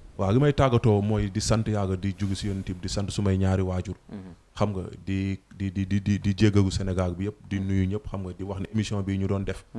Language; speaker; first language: Wolof; non-native, local second language; Serer